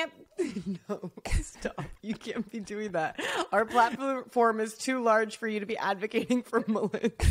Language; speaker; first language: English; native; English